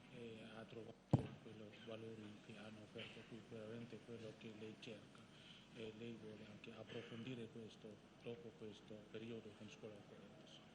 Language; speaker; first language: Italian; non-native, fluent; Indonesian